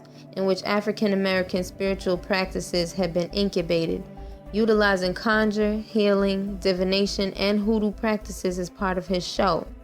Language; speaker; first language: English; native; English